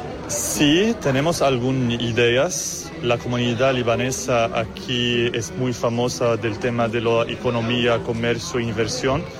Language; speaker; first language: Spanish; non-native, learner; Arabic